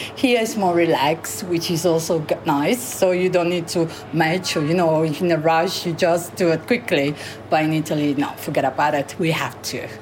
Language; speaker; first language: English; non-native, fluent; Italian